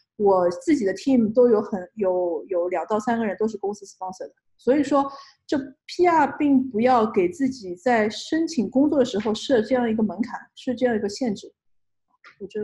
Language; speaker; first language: Chinese; native; Chinese